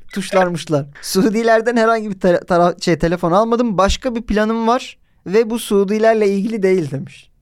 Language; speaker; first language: Turkish; native; Turkish